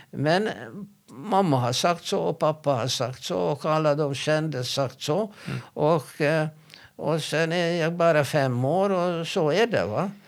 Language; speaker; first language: Swedish; non-native, fluent; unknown